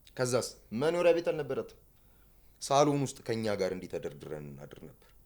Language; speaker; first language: Amharic; native; Amharic